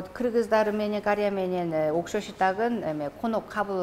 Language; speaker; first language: Kyrgyz; non-native, learner; Korean